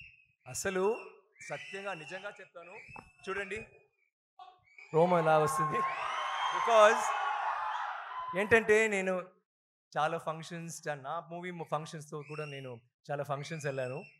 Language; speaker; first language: Telugu; non-native, local second language; Tamil